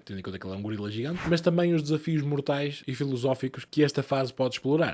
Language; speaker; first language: Portuguese; native; Portuguese